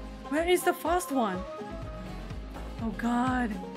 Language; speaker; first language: English; non-native, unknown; Japanese